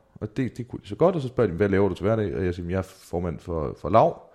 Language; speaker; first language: Danish; native; Danish